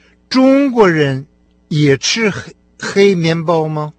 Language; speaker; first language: Chinese; non-native, learner; Russian